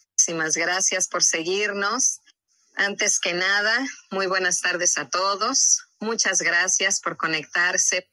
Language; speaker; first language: Spanish; native; Spanish